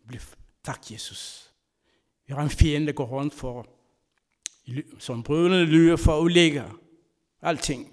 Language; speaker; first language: Danish; non-native, fluent; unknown